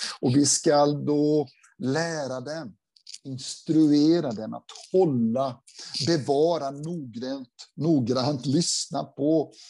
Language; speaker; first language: Swedish; non-native, fluent; Portuguese